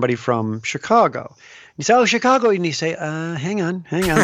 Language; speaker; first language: English; native; English